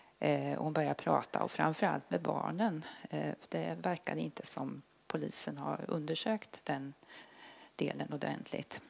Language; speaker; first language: Swedish; native; Swedish